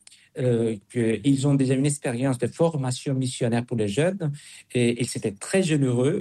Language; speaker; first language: French; non-native, fluent; Spanish